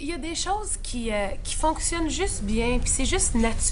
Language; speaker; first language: French; native; French